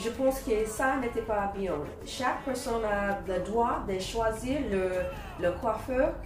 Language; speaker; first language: French; non-native, learner; English